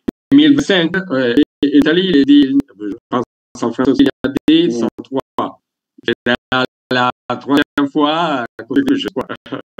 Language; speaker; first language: French; non-native, learner; Italian